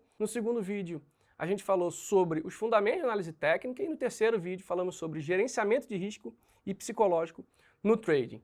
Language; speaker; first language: Portuguese; native; Portuguese